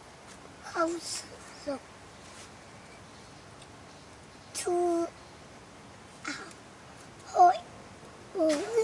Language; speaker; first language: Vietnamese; early bilingual, heritage; Vietnamese